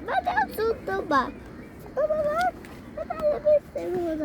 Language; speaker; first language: Turkish; early bilingual, heritage; Turkish